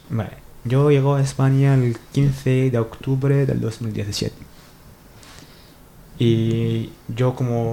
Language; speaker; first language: Spanish; non-native, learner; Arabic